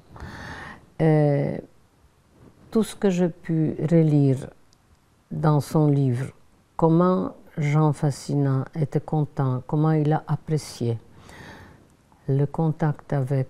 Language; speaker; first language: French; non-native, fluent; Polish